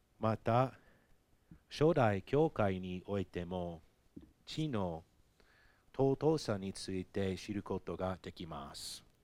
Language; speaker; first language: Japanese; non-native, fluent; English